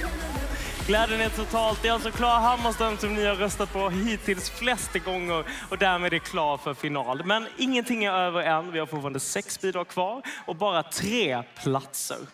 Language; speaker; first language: Swedish; native; Swedish